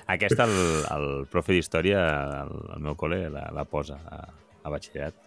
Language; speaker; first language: Catalan; native; Catalan